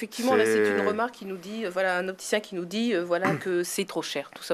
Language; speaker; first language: French; native; French